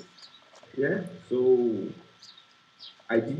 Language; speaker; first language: English; non-native, learner; Portuguese